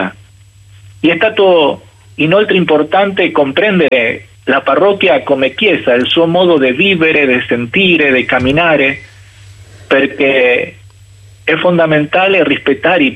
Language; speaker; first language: Italian; non-native, fluent; Spanish